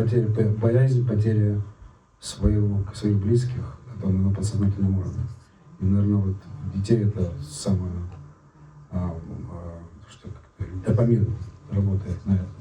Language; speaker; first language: Russian; native; Russian